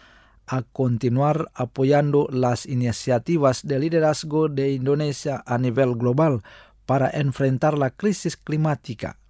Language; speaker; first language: Spanish; non-native, fluent; Indonesian